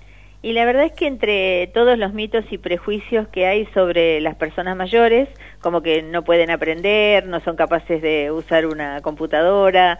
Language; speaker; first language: Spanish; native; Spanish